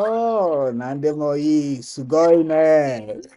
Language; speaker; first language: Japanese; non-native, learner; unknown